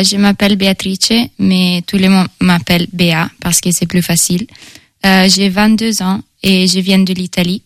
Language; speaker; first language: French; non-native, fluent; Italian